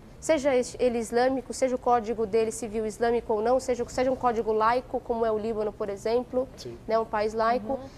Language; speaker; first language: Portuguese; native; Portuguese